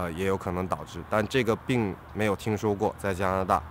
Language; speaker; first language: Chinese; native; Chinese